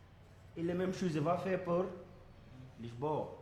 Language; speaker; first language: French; non-native, learner; Portuguese